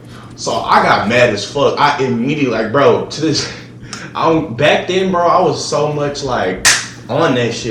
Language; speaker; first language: English; native; English